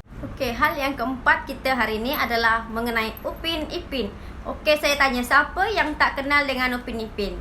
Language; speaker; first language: Malay; native; Malay